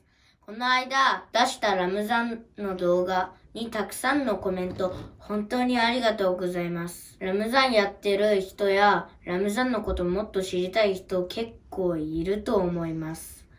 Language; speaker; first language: Japanese; early bilingual, other home language; Uyghur